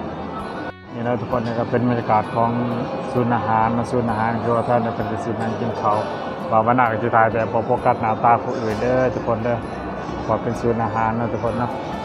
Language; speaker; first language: Thai; non-native, local second language; Northeastern Thai